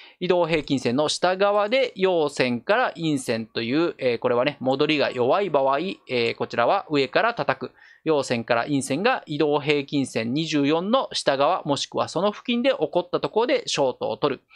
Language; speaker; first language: Japanese; native; Japanese